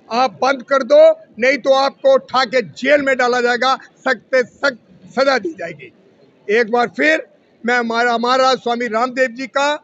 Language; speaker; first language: Hindi; non-native, local second language; Punjabi